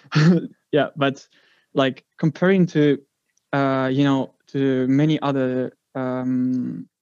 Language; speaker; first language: English; non-native, fluent; Greek